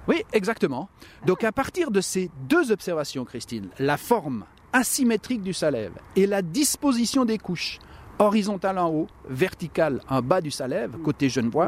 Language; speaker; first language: French; native; French